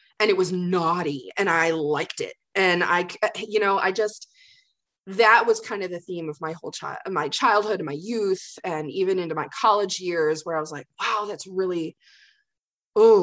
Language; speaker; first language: English; native; English